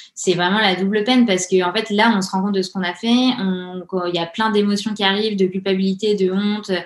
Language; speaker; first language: French; native; French